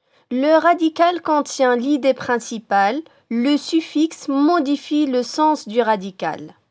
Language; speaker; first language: French; non-native, local second language; Arabic